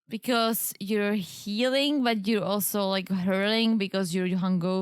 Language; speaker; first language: English; native; English